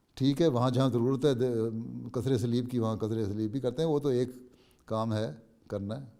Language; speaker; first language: Urdu; native; Urdu